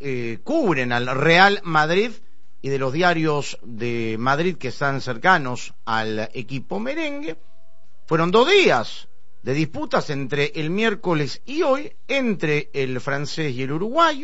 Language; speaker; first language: Spanish; native; Spanish